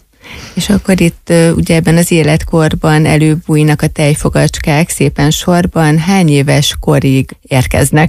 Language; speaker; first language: Hungarian; native; Hungarian